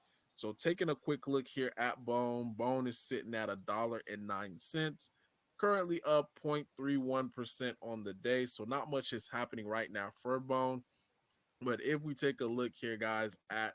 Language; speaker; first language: English; native; English